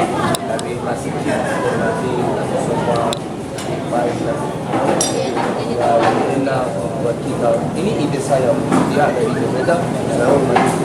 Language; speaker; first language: Indonesian; non-native, learner; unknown